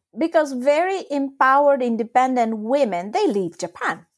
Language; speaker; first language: English; non-native, fluent; Japanese